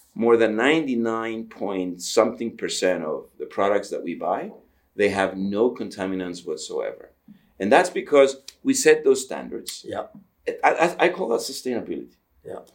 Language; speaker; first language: English; non-native, fluent; Greek